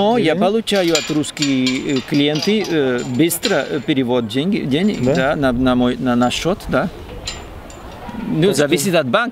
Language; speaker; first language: Russian; non-native, learner; Spanish